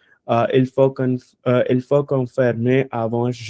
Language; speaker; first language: French; non-native, learner; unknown